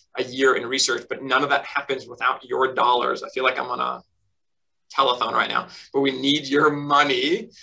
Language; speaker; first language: English; native; English